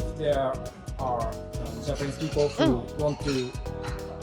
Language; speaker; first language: English; non-native, fluent; Japanese